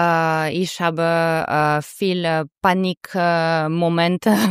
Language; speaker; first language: German; non-native, learner; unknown